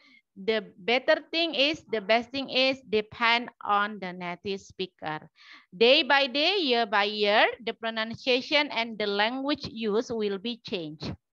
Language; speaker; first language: English; non-native, learner; Indonesian